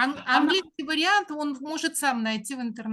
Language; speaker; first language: Russian; native; Russian